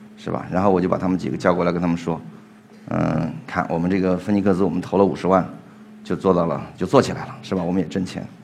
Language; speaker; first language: Chinese; native; Chinese